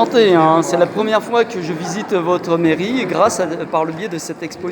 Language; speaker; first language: French; native; French